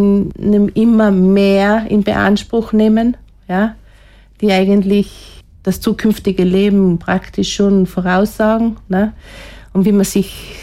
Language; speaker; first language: German; native; German